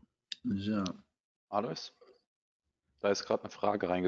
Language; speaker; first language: German; native; German